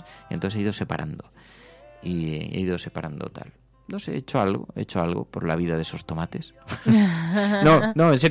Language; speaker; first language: Spanish; native; Spanish